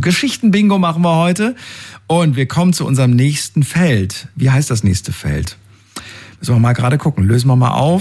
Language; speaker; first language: German; native; German